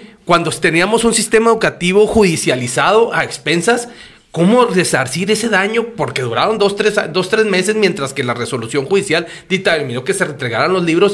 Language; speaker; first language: Spanish; native; Spanish